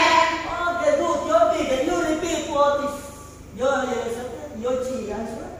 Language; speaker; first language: English; non-native, fluent; Indonesian